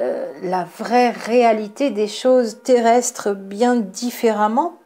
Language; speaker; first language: French; native; French